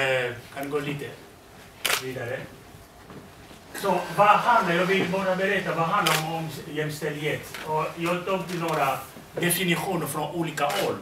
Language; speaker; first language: Swedish; non-native, fluent; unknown